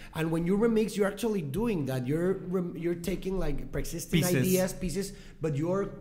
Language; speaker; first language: English; non-native, fluent; Spanish